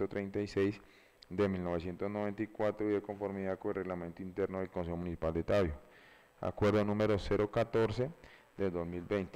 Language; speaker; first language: Spanish; native; Spanish